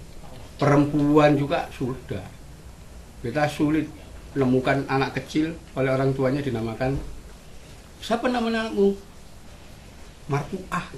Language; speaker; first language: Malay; non-native, local second language; Javanese